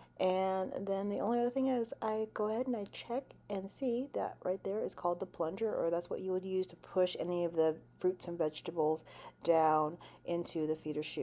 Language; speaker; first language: English; native; English